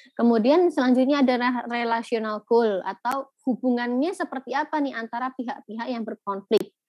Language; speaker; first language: Indonesian; native; Indonesian